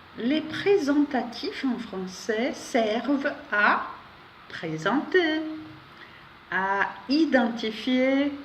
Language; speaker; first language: French; non-native, fluent; Portuguese